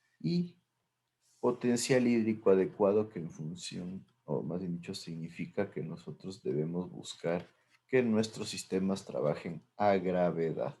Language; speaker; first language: Spanish; native; Spanish